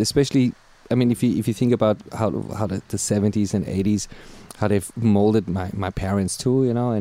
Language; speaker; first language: English; non-native, fluent; German